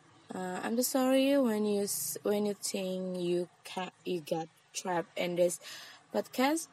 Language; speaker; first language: English; non-native, learner; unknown